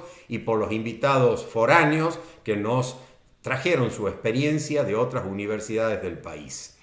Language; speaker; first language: Spanish; native; Spanish